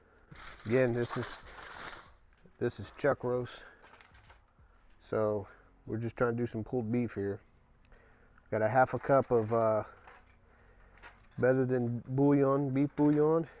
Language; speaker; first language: English; native; English